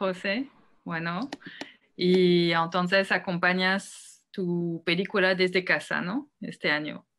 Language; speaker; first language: Spanish; non-native, fluent; French